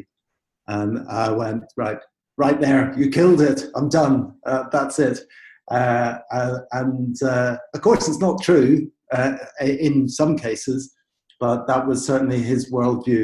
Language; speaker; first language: English; native; English